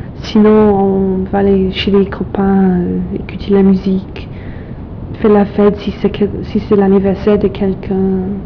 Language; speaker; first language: French; non-native, fluent; English